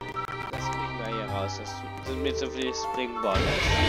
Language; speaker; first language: German; native; German